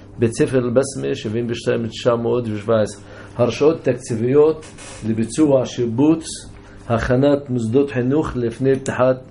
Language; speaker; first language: Hebrew; non-native, local second language; Arabic